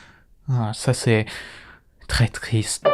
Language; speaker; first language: French; non-native, fluent; English